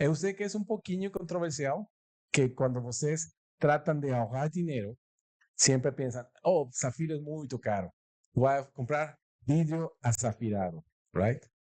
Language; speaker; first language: Portuguese; non-native, learner; Spanish